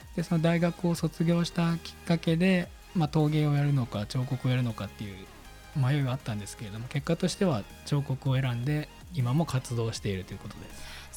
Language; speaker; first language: Japanese; native; Japanese